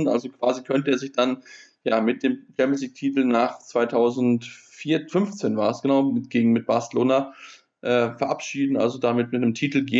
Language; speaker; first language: German; native; German